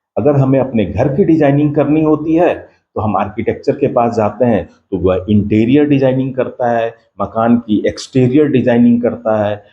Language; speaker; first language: Hindi; native; Hindi